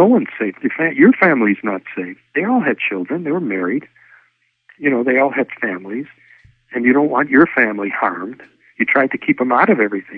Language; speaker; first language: English; early bilingual, other home language; Yiddish